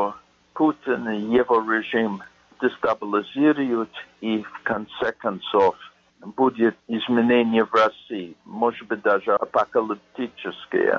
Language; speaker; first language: Russian; non-native, fluent; English